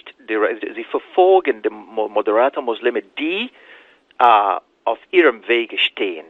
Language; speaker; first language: German; non-native, fluent; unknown